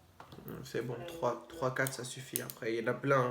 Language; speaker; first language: French; native; French